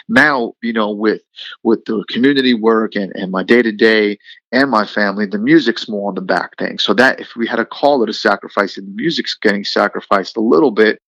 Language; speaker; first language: English; native; English